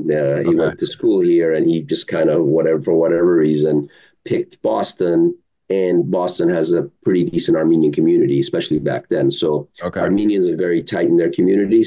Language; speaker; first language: English; early bilingual, other home language; Arabic